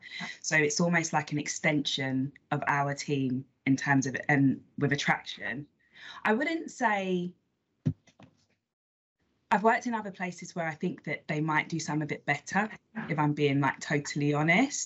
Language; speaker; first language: English; native; English